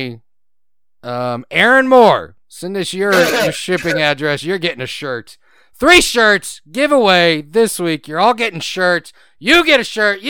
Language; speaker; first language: English; native; English